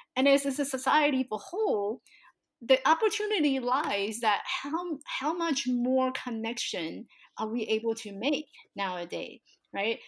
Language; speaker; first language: English; early bilingual, other home language; Chinese